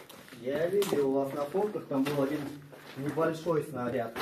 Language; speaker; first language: Russian; native; Russian